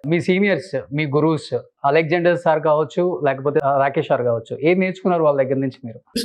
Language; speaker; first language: Telugu; native; Telugu